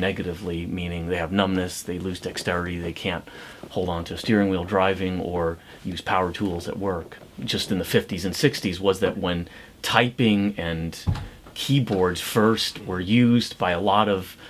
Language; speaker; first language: English; native; English